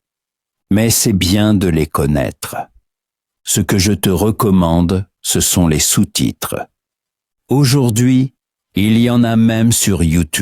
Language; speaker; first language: French; non-native, fluent; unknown